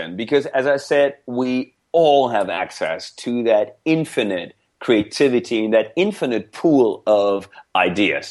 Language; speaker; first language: English; non-native, fluent; German